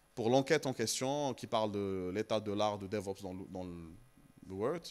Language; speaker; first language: French; non-native, local second language; Arabic